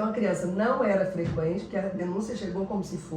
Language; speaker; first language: Portuguese; native; Portuguese